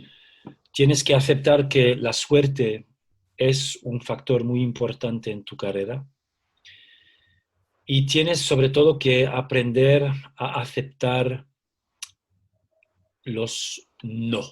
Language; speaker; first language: Spanish; early bilingual, heritage; Spanish